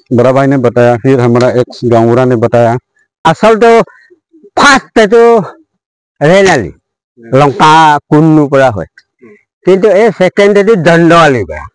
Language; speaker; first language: Hindi; non-native, local second language; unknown